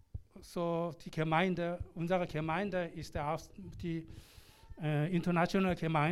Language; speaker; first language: German; non-native, learner; Korean